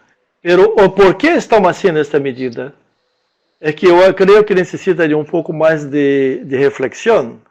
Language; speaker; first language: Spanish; non-native, learner; Portuguese